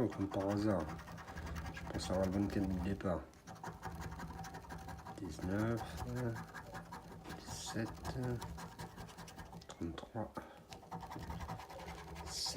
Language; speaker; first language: French; native; French